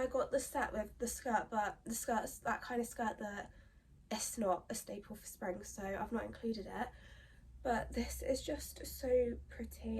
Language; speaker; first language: English; native; English